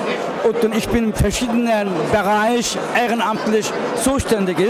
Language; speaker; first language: German; non-native, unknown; Turkish